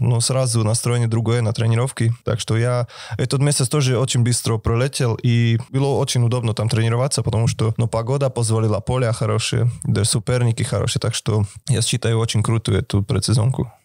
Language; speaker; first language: Russian; non-native, fluent; Slovak